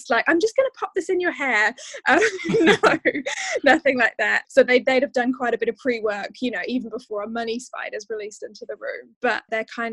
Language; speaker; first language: English; native; English